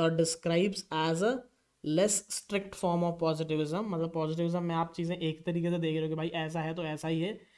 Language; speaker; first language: Hindi; native; Hindi